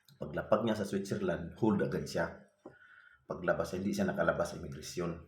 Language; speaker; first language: Filipino; non-native, local second language; Cebuano